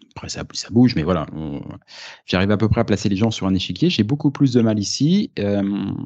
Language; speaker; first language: French; native; French